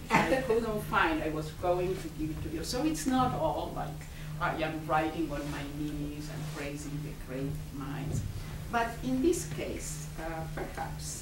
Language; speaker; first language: English; non-native, fluent; Spanish